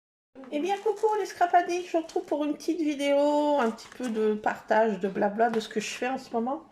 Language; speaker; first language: French; native; French